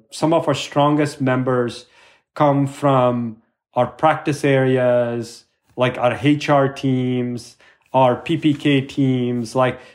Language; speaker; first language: English; non-native, local second language; Tamil